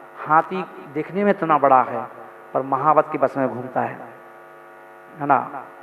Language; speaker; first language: Hindi; native; Hindi